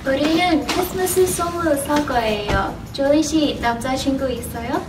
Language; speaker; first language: Korean; non-native, learner; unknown